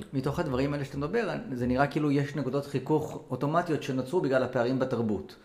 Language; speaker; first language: Hebrew; native; Hebrew